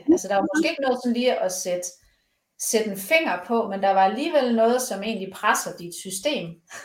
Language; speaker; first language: Danish; native; Danish